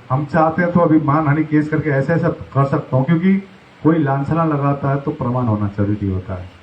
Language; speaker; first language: Hindi; non-native, local second language; Marathi